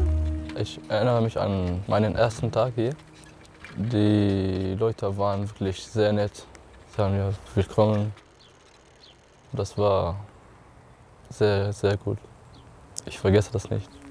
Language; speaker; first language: German; non-native, learner; Arabic